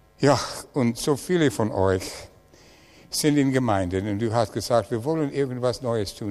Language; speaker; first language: German; non-native, learner; English